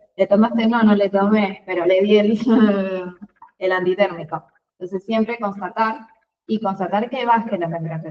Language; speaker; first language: Spanish; native; Spanish